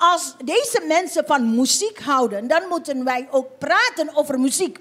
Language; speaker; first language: Dutch; non-native, fluent; Indonesian